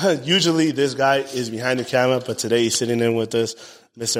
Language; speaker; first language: English; early bilingual, other home language; Spanish